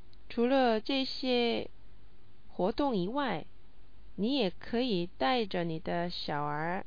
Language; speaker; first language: Chinese; non-native, learner; English